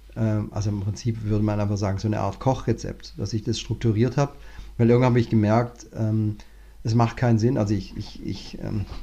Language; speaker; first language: German; native; German